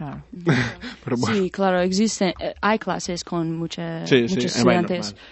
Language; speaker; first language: Spanish; non-native, fluent; English